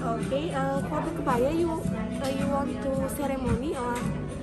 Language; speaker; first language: English; non-native, learner; Indonesian